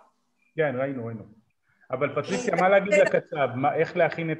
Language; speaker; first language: Hebrew; native; Hebrew